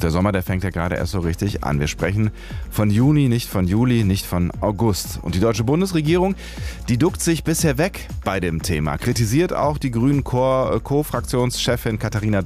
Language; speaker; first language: German; native; German